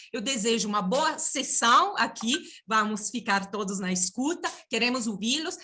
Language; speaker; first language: Portuguese; non-native, fluent; Italian